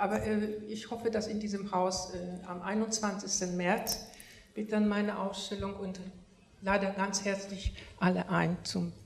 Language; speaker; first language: German; non-native, fluent; Polish